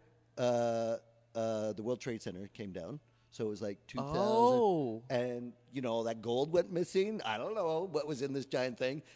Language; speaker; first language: English; native; English